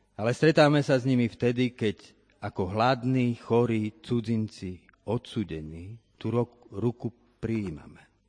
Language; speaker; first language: Slovak; native; Slovak